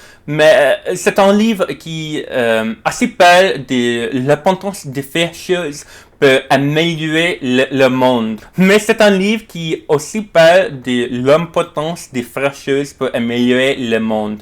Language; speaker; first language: French; non-native, learner; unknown